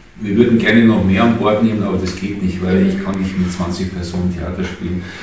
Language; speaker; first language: German; native; German